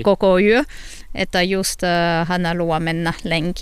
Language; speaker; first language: Finnish; non-native, learner; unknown